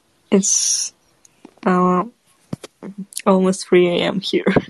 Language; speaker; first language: English; non-native, fluent; Russian